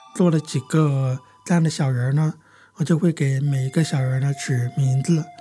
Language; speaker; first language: Chinese; native; Chinese